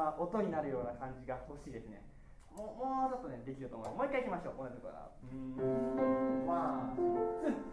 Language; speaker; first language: Japanese; native; Japanese